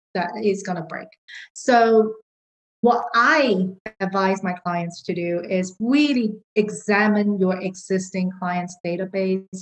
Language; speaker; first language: English; non-native, local second language; Cantonese